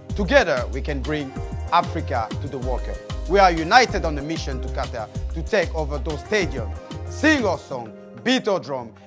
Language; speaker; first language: English; non-native, fluent; French